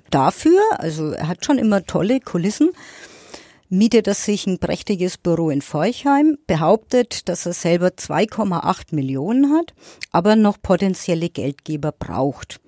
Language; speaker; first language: German; native; German